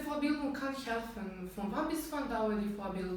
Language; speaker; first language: German; non-native, fluent; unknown